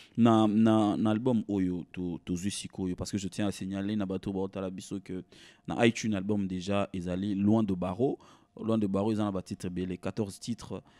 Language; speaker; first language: French; non-native, local second language; Lingala